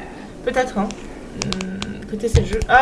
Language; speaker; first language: French; native; French